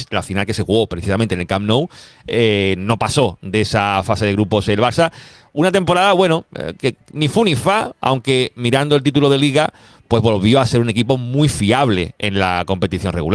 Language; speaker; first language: Spanish; native; Spanish